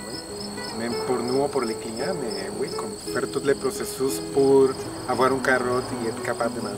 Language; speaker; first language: French; non-native, fluent; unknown